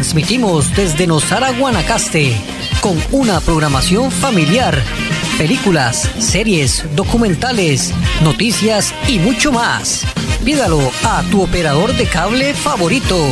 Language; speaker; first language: Spanish; native; Spanish